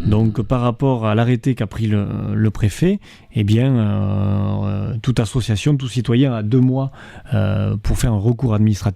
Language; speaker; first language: French; native; French